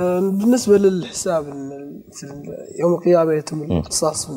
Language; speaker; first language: Arabic; native; Arabic